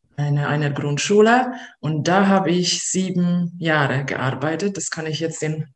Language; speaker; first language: German; non-native, fluent; Hungarian